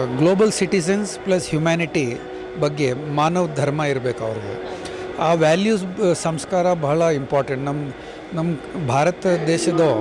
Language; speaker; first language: Kannada; non-native, fluent; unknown